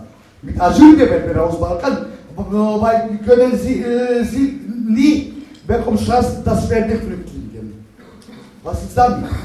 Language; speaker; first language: German; non-native, learner; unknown